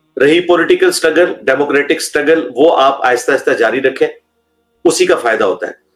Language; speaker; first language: Urdu; non-native, local second language; Punjabi